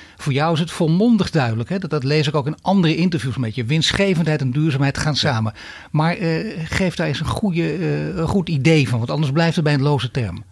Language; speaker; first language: Dutch; native; Dutch